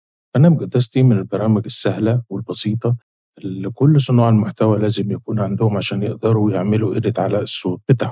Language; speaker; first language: Arabic; native; Arabic